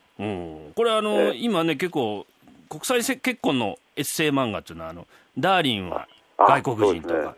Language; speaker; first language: Japanese; native; Japanese